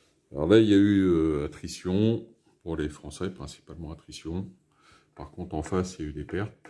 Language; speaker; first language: French; native; French